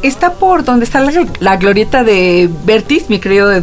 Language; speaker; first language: Spanish; native; Spanish